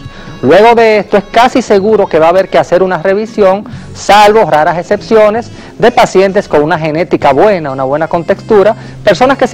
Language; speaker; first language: Spanish; native; Spanish